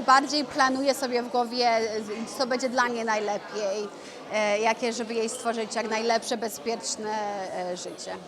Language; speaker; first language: Polish; early bilingual, heritage; Polish